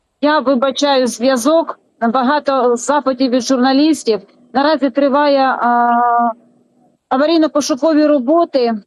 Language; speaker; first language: Ukrainian; native; Ukrainian